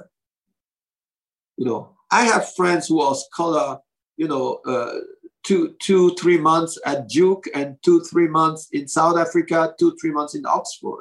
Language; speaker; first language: English; non-native, fluent; French